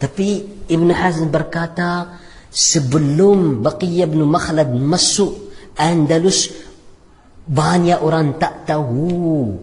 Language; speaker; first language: Indonesian; non-native, fluent; Arabic